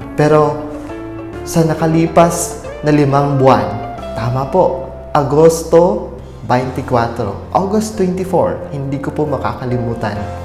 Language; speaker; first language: Filipino; non-native, local second language; Waray